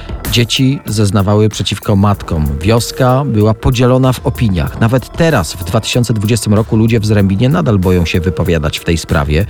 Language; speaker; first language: Polish; native; Polish